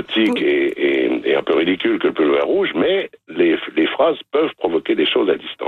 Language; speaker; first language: French; native; French